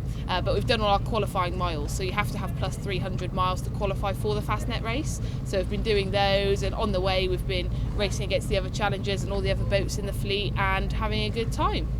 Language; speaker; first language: English; native; English